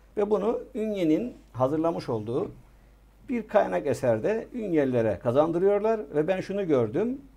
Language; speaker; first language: Turkish; native; Turkish